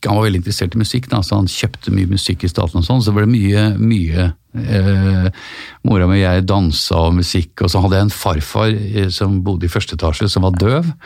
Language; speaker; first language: Norwegian; native; Norwegian